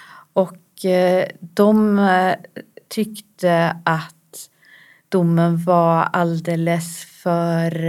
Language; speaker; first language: Swedish; native; Swedish